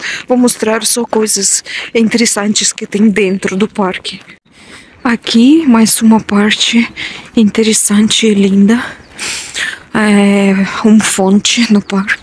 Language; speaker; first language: Portuguese; non-native, learner; Russian